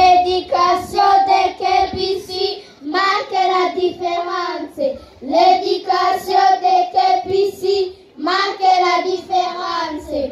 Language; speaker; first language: French; non-native, learner; Kinyarwanda